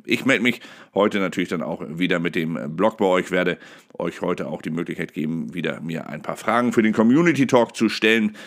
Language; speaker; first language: German; native; German